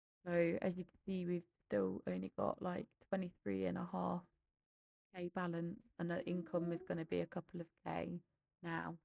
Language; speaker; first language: English; native; English